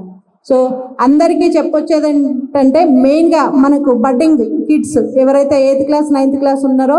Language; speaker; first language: Telugu; native; Telugu